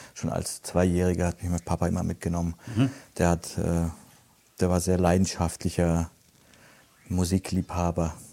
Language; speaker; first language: German; early bilingual, other home language; Italian